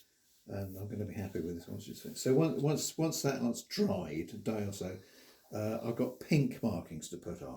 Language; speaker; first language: English; native; English